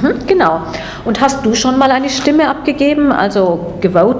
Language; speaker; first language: German; non-native, fluent; English